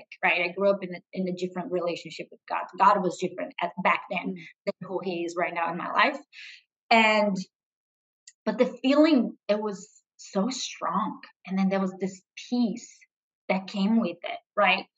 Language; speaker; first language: English; non-native, fluent; Portuguese